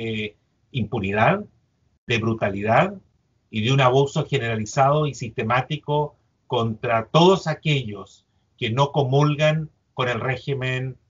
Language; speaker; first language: Spanish; native; Spanish